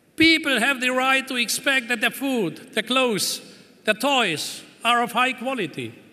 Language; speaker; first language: English; non-native, fluent; German